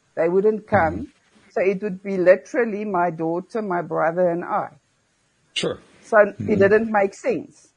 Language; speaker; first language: English; non-native, local second language; Afrikaans